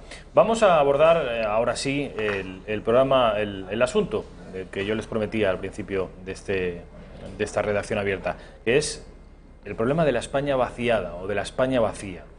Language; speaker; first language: Spanish; native; Spanish